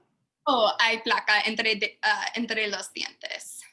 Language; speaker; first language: Spanish; non-native, learner; English